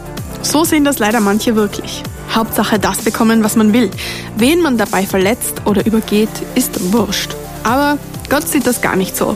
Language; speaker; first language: German; native; German